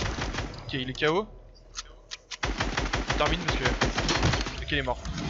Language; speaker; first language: French; native; French